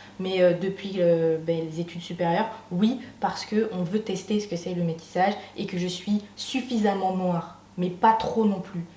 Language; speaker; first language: French; native; French